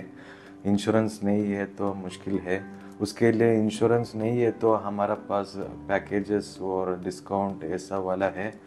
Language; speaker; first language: Hindi; non-native, learner; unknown